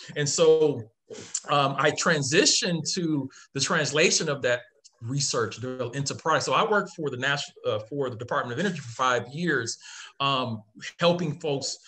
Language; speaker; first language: English; native; English